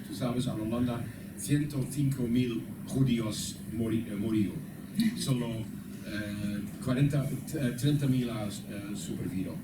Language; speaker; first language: Spanish; non-native, learner; Dutch